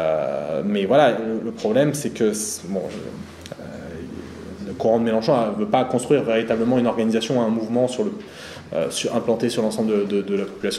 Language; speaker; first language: French; native; French